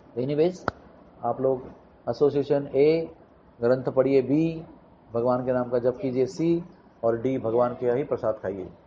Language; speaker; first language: Hindi; non-native, local second language; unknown